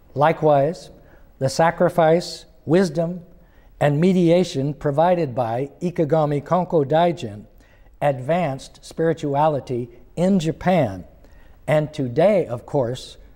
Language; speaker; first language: English; native; English